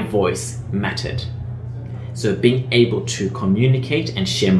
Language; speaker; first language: English; native; English